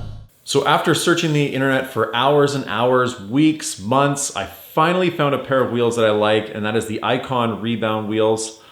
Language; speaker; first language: English; native; English